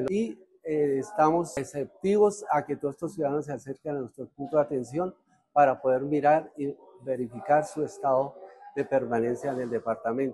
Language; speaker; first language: Spanish; native; Spanish